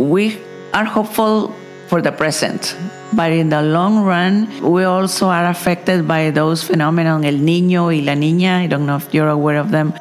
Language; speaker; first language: English; non-native, fluent; Spanish